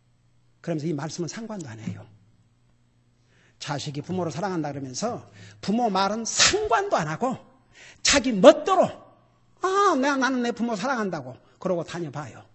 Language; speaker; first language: Korean; native; Korean